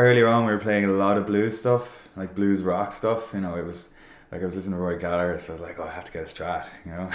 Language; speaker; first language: English; native; English